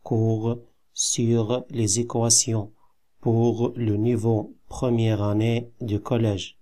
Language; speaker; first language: French; non-native, local second language; Arabic